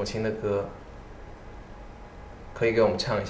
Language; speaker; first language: Chinese; native; Chinese